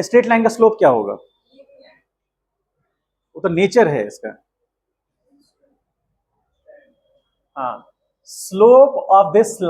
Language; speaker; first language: Hindi; native; Hindi